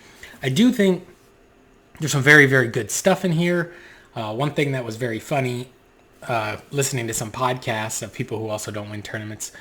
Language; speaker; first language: English; native; English